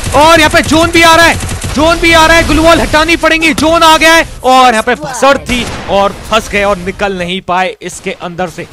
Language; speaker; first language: Hindi; native; Hindi